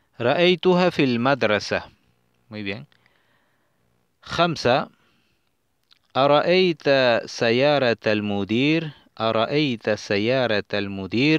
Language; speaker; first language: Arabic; non-native, fluent; Spanish